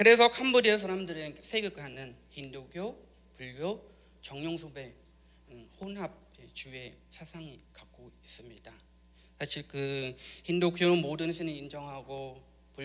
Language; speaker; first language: Korean; non-native, learner; Khmer